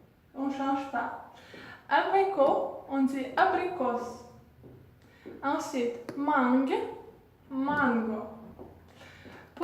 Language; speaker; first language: French; non-native, fluent; Russian